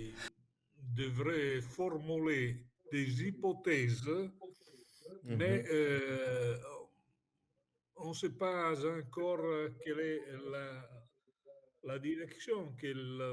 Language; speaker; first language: French; non-native, fluent; Italian